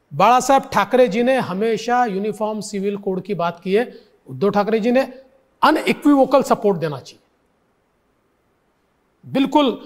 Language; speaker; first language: Hindi; non-native, local second language; Marathi